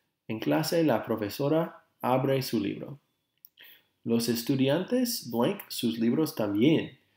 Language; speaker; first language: Spanish; non-native, fluent; English